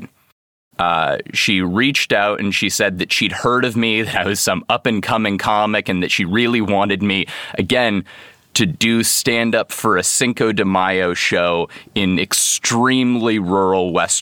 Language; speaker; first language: English; native; English